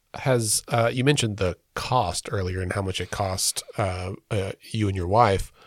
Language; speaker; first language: English; native; English